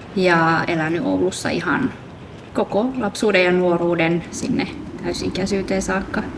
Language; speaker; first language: Finnish; native; Finnish